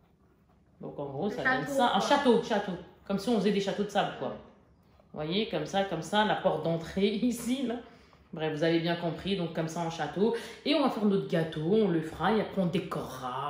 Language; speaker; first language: French; native; French